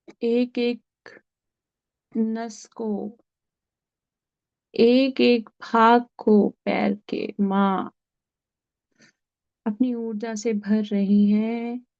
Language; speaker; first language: Hindi; native; Hindi